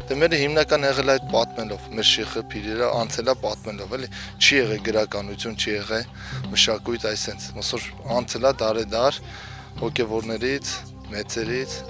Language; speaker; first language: Armenian; non-native, local second language; Kurdish